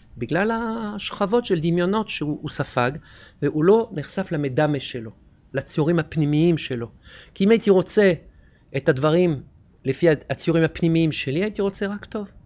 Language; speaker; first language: Hebrew; non-native, fluent; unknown